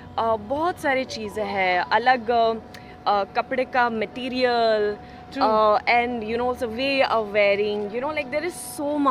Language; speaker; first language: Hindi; non-native, learner; Swedish